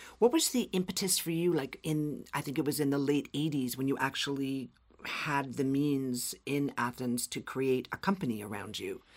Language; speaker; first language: English; native; English